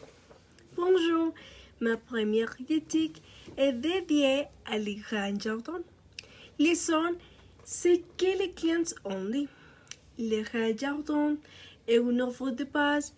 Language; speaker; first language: French; non-native, learner; Spanish